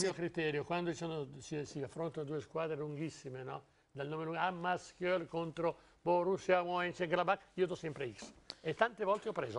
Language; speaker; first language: Italian; native; Italian